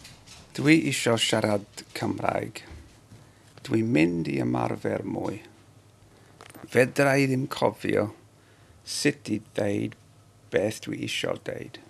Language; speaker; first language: Welsh; non-native, learner; English